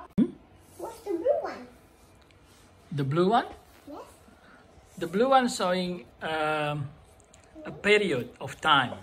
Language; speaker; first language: English; non-native, fluent; Indonesian